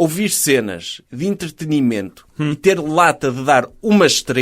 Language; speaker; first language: Portuguese; native; Portuguese